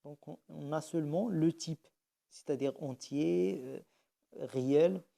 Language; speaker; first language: French; non-native, local second language; Arabic